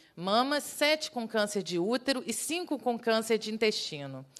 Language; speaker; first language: Portuguese; native; Portuguese